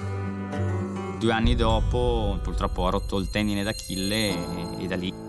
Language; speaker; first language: Italian; native; Italian